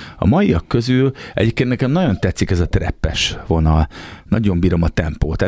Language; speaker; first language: Hungarian; native; Hungarian